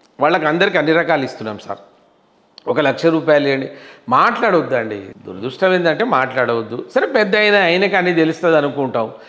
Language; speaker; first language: Telugu; non-native, local second language; Lambadi